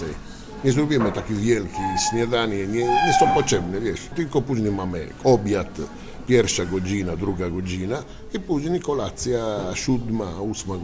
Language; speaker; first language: Polish; non-native, learner; Italian